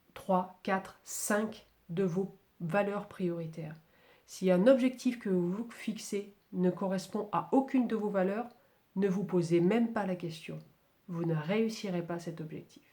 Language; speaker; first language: French; native; French